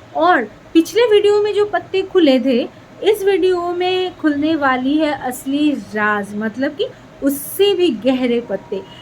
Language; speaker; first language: Hindi; non-native, local second language; Bangla